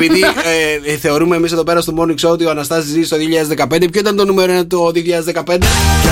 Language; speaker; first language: Greek; native; Greek